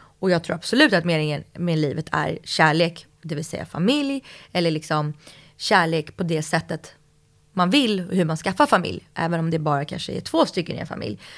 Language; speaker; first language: Swedish; early bilingual, other home language; Russian